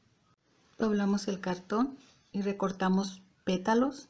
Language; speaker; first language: Spanish; native; Spanish